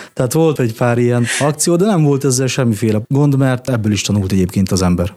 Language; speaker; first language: Hungarian; native; Hungarian